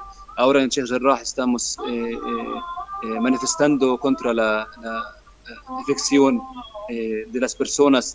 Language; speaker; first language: Spanish; non-native, fluent; Arabic